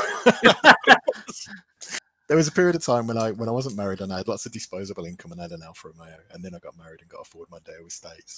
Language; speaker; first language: English; native; English